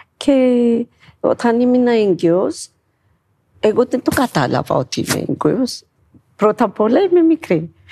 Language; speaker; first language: Greek; non-native, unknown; Amharic